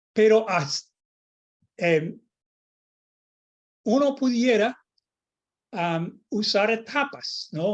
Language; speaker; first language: Spanish; non-native, fluent; English